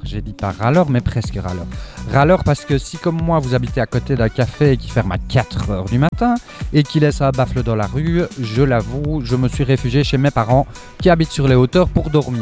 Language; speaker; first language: French; native; French